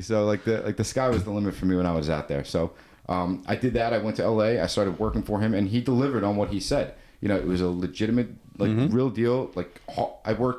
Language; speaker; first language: English; native; English